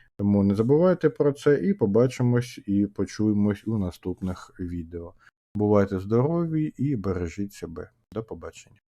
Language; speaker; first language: Ukrainian; non-native, local second language; Russian